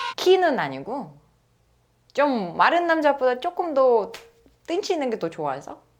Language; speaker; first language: Korean; non-native, fluent; Uzbek